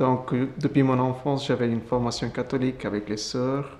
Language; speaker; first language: French; non-native, fluent; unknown